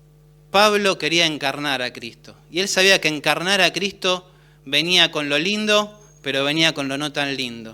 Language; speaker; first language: Spanish; native; Spanish